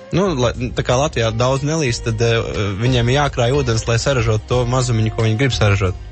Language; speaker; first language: Latvian; native; Latvian